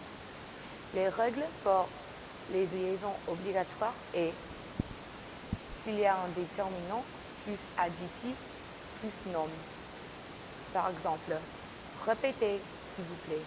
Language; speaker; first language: French; non-native, learner; English